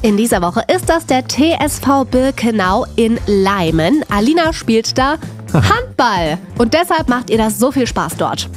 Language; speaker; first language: German; native; German